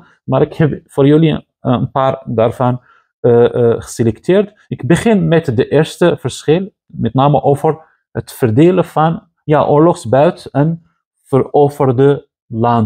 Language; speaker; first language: Dutch; non-native, fluent; Arabic